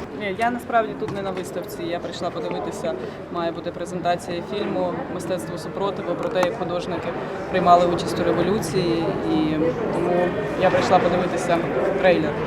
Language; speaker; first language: Ukrainian; native; Ukrainian